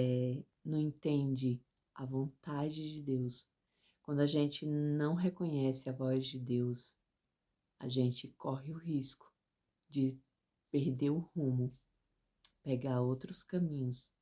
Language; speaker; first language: Portuguese; native; Portuguese